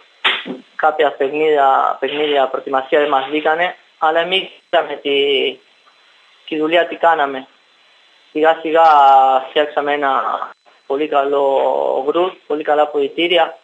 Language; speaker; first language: Greek; non-native, learner; Spanish